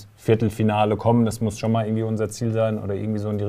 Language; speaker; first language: German; native; German